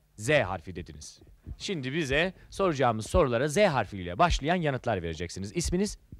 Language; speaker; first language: Turkish; native; Turkish